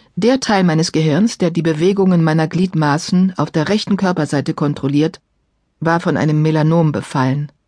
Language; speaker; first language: German; native; German